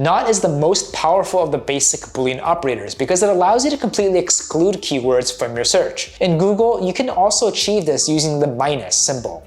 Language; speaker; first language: English; native; English